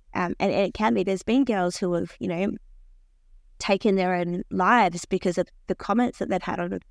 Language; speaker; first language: English; native; English